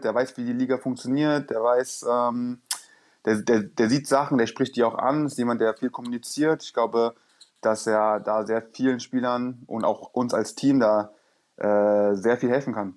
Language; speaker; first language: German; native; German